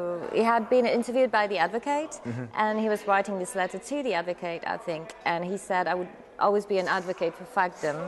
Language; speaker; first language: English; non-native, fluent; French